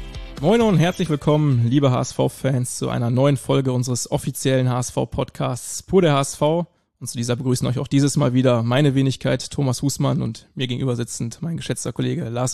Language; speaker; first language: German; native; German